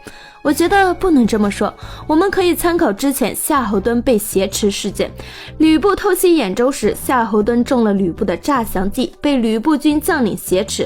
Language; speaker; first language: Chinese; native; Chinese